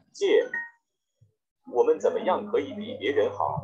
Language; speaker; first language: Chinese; non-native, learner; Vietnamese